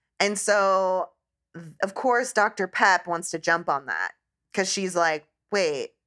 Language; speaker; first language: English; native; English